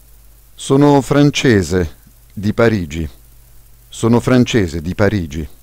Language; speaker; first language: Italian; non-native, fluent; French